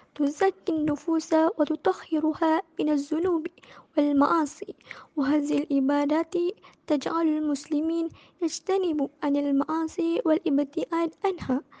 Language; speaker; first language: Arabic; non-native, learner; Malay